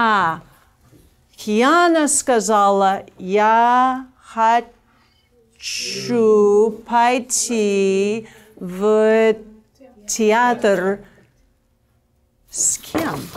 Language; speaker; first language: Russian; non-native, fluent; English